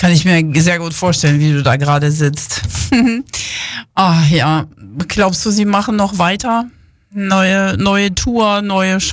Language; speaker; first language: German; native; German